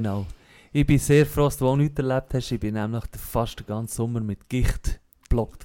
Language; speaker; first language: German; native; German